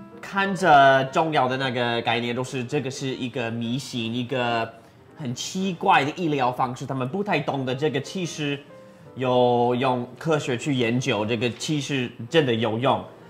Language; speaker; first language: Chinese; non-native, fluent; English